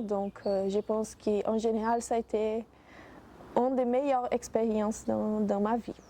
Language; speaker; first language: French; non-native, fluent; Portuguese